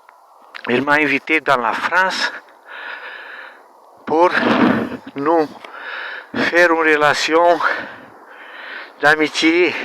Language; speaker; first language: French; non-native, learner; Romanian